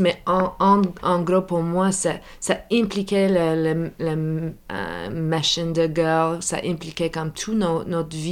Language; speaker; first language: French; non-native, local second language; English